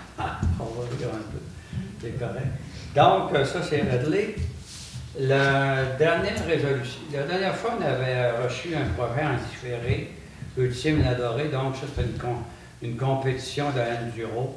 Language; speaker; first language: French; native; French